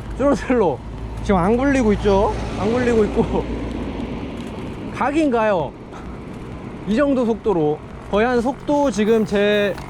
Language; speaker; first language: Korean; native; Korean